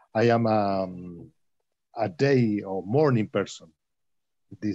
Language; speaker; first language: English; non-native, learner; Spanish